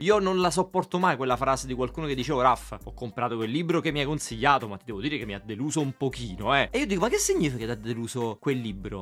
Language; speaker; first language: Italian; native; Italian